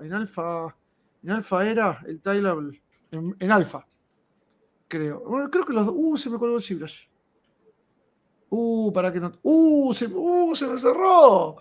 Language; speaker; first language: Spanish; native; Spanish